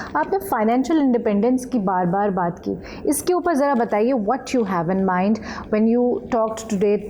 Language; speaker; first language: Urdu; native; Urdu